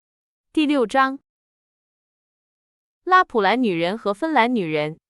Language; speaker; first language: Chinese; native; Chinese